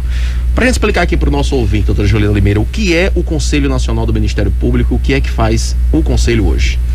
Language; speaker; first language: Portuguese; native; Portuguese